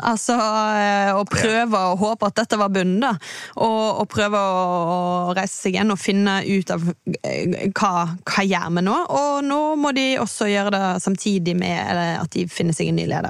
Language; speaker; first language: Norwegian; native; Norwegian